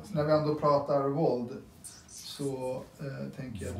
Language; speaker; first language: Swedish; native; Swedish